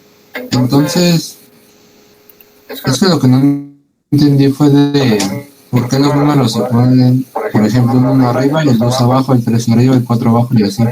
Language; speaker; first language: Spanish; native; Spanish